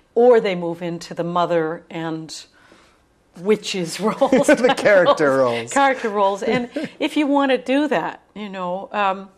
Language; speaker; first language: English; native; English